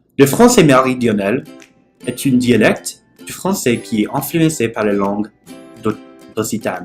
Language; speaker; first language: French; non-native, learner; English